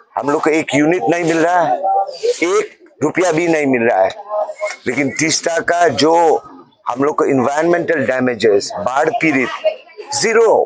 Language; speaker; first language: Hindi; non-native, local second language; Nepali